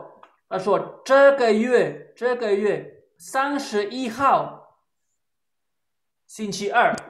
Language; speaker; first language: Chinese; non-native, fluent; Spanish